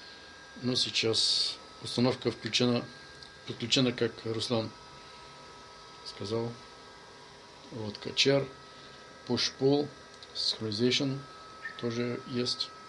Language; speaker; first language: Russian; non-native, learner; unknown